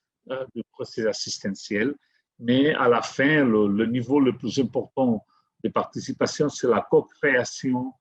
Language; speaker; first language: French; non-native, fluent; Catalan